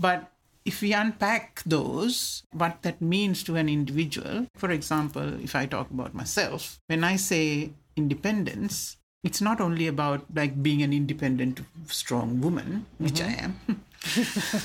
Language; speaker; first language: English; non-native, local second language; Sinhala